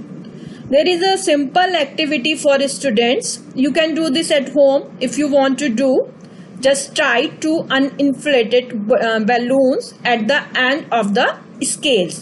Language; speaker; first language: English; non-native, local second language; Hindi